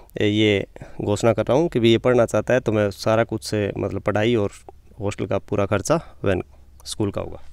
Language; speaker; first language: Hindi; native; Hindi